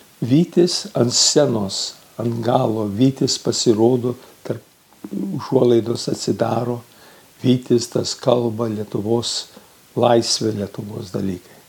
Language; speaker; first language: Lithuanian; early bilingual, heritage; Lithuanian